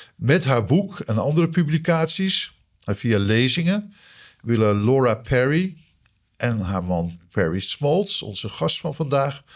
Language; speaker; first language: Dutch; native; Dutch